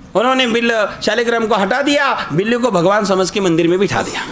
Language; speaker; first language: Hindi; non-native, local second language; Marathi